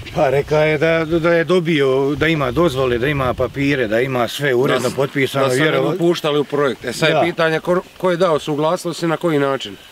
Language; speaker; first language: Bosnian; native; Bosnian